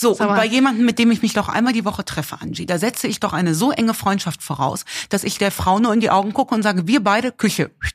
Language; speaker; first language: German; native; German